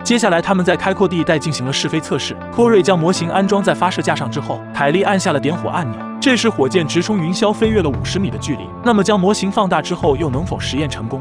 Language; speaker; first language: Chinese; native; Chinese